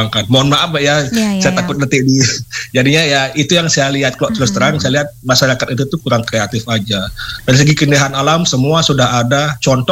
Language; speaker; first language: Indonesian; native; Indonesian